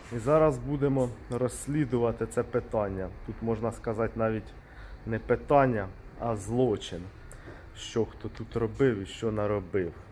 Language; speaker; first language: Ukrainian; non-native, local second language; Russian